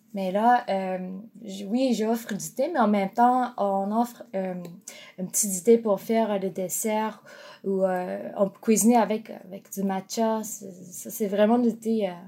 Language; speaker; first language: French; non-native, fluent; Japanese